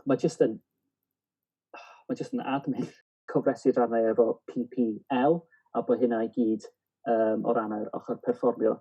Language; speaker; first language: Welsh; native; Welsh